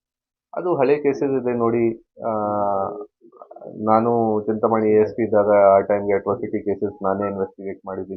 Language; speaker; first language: Kannada; non-native, fluent; Hindi